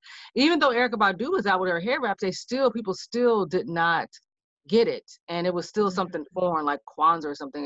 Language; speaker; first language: English; native; English